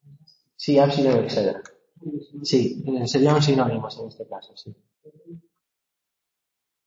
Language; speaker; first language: Spanish; native; Spanish